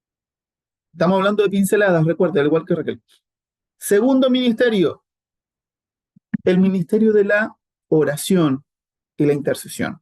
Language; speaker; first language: Spanish; native; Spanish